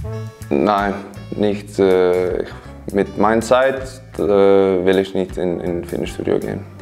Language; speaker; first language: German; non-native, learner; Icelandic